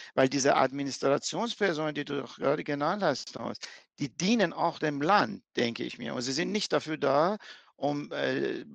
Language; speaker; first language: German; non-native, fluent; Persian